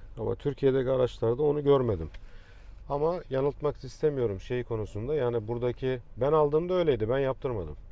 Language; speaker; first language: Turkish; native; Turkish